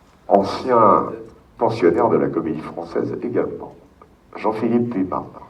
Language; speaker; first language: French; native; French